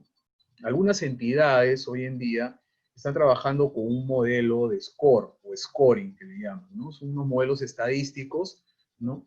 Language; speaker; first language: Spanish; native; Spanish